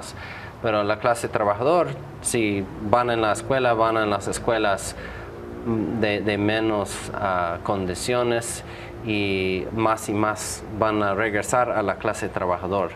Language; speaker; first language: Spanish; non-native, fluent; English